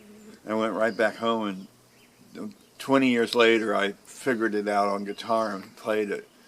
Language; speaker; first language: English; native; English